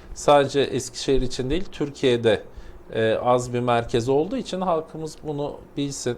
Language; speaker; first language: Turkish; native; Turkish